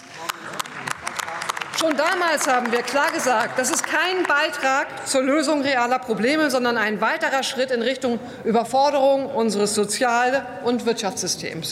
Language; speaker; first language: German; native; German